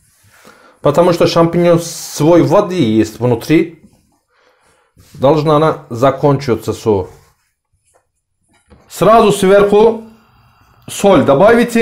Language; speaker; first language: Russian; non-native, learner; Turkish